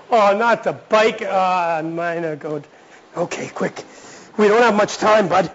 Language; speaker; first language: English; native; English